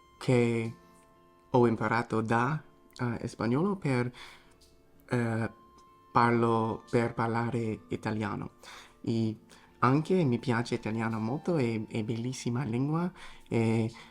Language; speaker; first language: Italian; non-native, learner; English